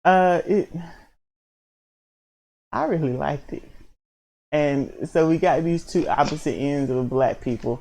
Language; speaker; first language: English; native; English